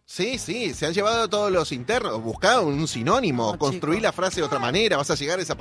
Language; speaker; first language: Spanish; native; Spanish